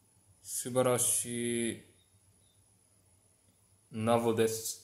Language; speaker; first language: Japanese; non-native, learner; English